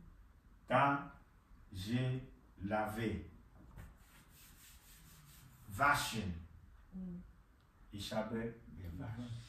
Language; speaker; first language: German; non-native, fluent; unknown